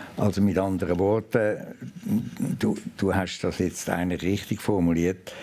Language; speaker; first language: German; native; German